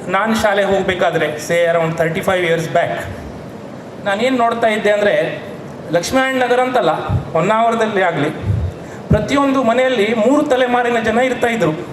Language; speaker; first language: Kannada; non-native, local second language; Konkani